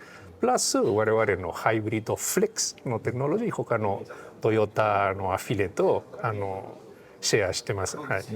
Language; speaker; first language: Japanese; non-native, fluent; Portuguese